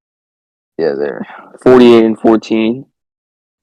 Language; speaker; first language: English; native; English